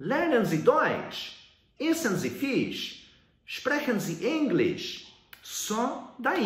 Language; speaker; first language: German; non-native, fluent; Portuguese